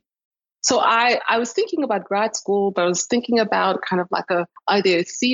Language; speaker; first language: English; non-native, local second language; Kinyarwanda